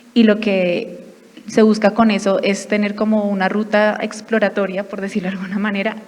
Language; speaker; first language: Spanish; native; Spanish